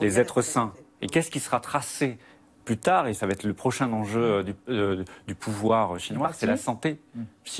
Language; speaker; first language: French; native; French